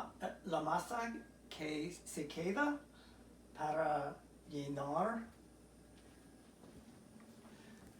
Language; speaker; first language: Spanish; non-native, learner; English